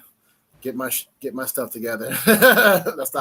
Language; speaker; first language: English; native; English